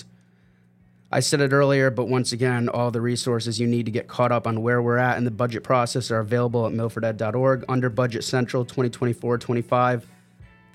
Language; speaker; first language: English; native; English